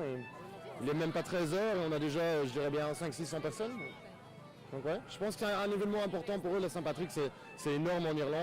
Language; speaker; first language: French; native; French